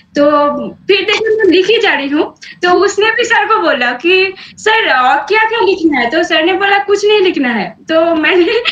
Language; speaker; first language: Hindi; non-native, local second language; Bangla